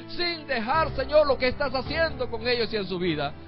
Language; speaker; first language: Spanish; native; Spanish